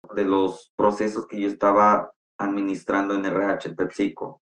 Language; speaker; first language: Spanish; native; Spanish